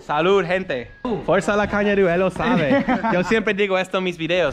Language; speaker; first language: Spanish; non-native, fluent; English